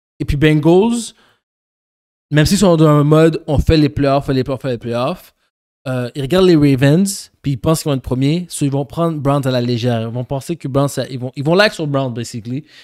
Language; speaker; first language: French; early bilingual, other home language; Haitian Creole